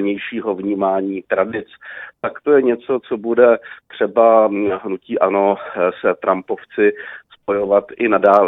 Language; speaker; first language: Czech; native; Czech